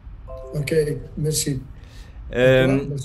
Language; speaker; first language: French; non-native, learner; Italian